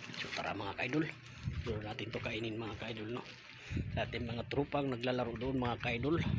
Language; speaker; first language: Filipino; non-native, local second language; Cebuano